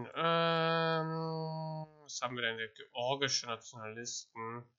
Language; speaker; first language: German; native; German